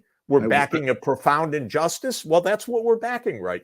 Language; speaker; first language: English; native; English